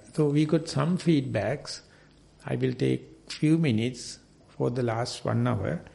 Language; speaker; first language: English; non-native, local second language; Sinhala